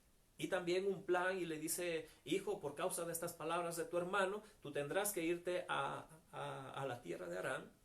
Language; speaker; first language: Spanish; native; Spanish